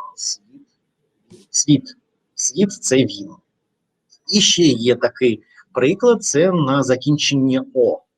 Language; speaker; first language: Ukrainian; non-native, fluent; Russian